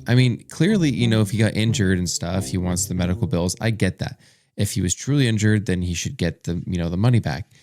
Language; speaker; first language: English; native; English